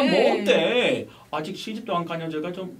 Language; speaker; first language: Korean; non-native, fluent; English